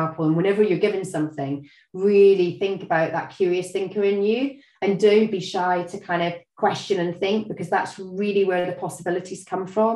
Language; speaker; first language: English; native; English